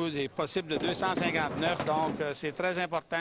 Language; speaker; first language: French; native; French